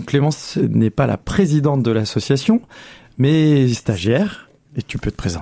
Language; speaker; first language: French; native; French